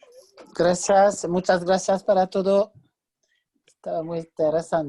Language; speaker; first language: Spanish; non-native, fluent; French